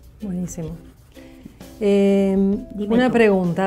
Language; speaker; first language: Spanish; native; Spanish